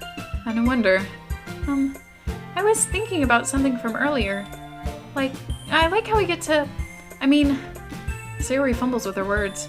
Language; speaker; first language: English; native; English